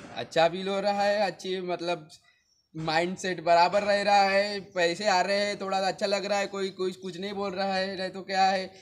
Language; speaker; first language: Hindi; native; Hindi